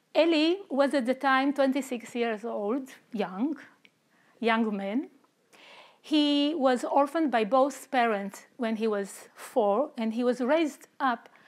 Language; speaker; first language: English; non-native, fluent; Romanian